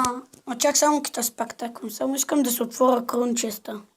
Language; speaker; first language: Bulgarian; native; Bulgarian